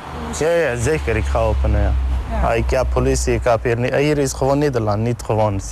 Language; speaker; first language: Dutch; non-native, learner; Arabic